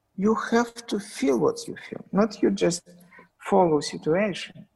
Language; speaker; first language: English; non-native, fluent; Russian